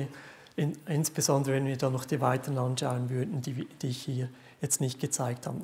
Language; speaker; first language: German; native; German